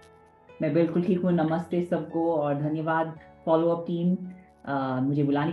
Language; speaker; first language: Hindi; non-native, fluent; English